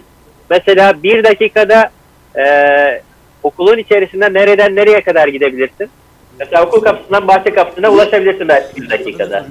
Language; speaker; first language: Turkish; native; Turkish